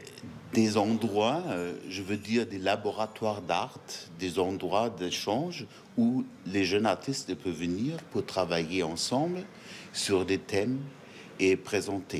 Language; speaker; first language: French; non-native, fluent; German